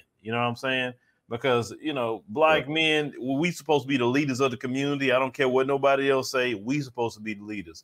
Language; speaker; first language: English; native; English